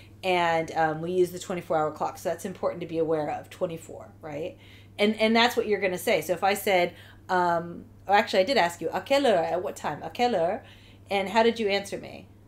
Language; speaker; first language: English; native; English